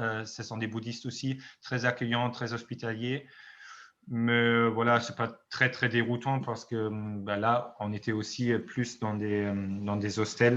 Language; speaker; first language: French; non-native, fluent; German